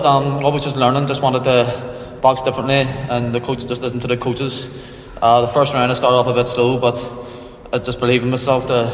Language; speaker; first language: English; native; English